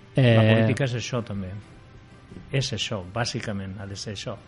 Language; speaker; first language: Catalan; native; Catalan